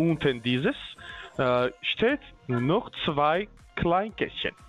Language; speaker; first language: German; non-native, learner; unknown